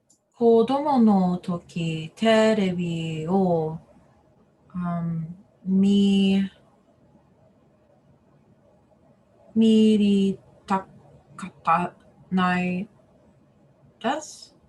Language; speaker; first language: Japanese; non-native, learner; English